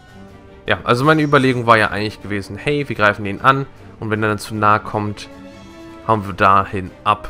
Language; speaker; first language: German; native; German